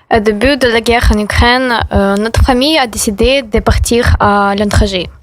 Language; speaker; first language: French; non-native, learner; Ukrainian